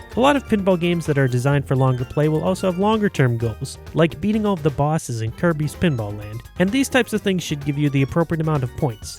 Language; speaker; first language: English; native; English